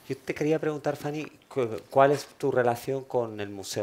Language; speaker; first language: Spanish; native; Spanish